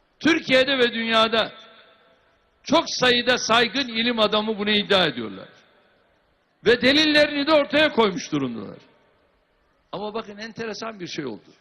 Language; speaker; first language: Turkish; native; Turkish